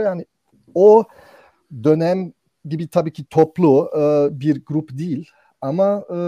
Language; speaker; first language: Turkish; non-native, fluent; German